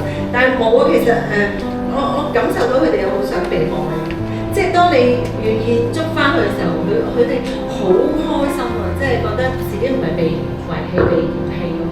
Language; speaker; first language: Cantonese; native; Cantonese